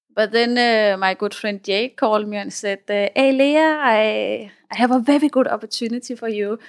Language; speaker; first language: English; non-native, fluent; Danish